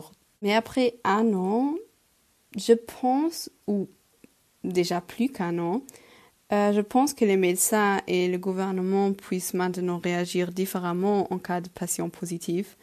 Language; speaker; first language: French; non-native, local second language; Luxembourgish